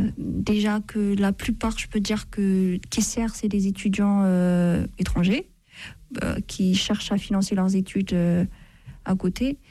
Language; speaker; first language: French; non-native, fluent; Amharic